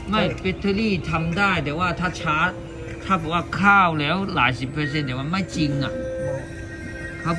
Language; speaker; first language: Thai; non-native, learner; Chinese